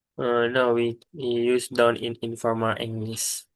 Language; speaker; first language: English; non-native, learner; Indonesian